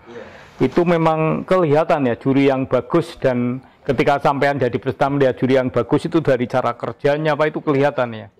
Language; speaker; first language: Indonesian; non-native, local second language; Javanese